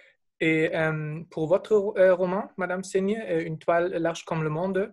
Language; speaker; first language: French; non-native, fluent; German